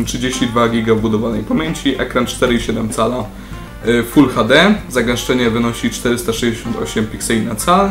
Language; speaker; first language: Polish; native; Polish